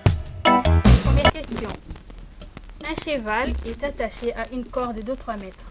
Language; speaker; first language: French; non-native, local second language; Comorian